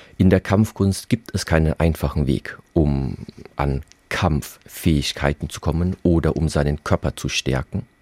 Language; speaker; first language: German; early bilingual, other home language; Vietnamese